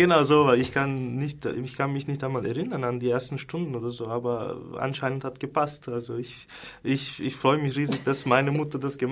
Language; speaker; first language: German; non-native, fluent; Turkish